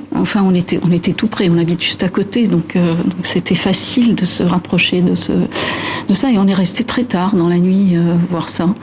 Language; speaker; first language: French; non-native, local second language; Arabic